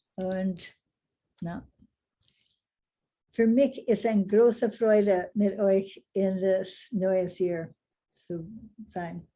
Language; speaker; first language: German; non-native, learner; English